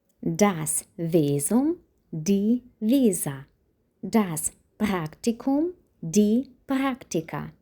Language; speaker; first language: German; non-native, fluent; Ukrainian